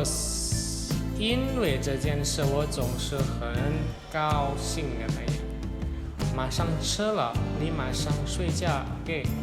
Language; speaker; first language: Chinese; non-native, fluent; Indonesian